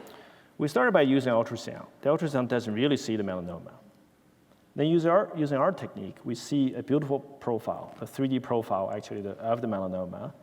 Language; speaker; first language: English; non-native, fluent; Chinese